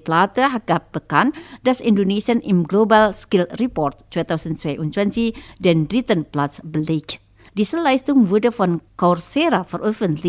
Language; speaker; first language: German; non-native, fluent; Indonesian